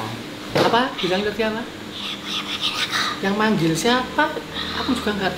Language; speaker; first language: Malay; non-native, local second language; Javanese